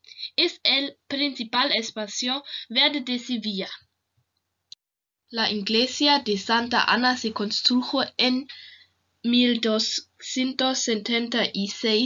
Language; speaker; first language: Spanish; non-native, learner; German